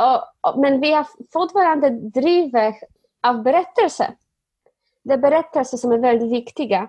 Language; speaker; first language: Swedish; non-native, fluent; Polish